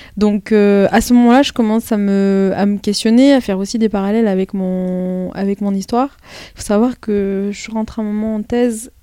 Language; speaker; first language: French; early bilingual, other home language; Arabic